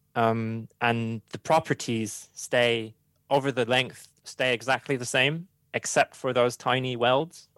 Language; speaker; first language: English; non-native, fluent; German